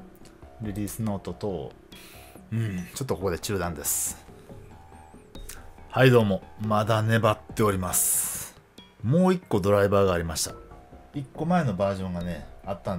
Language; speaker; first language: Japanese; native; Japanese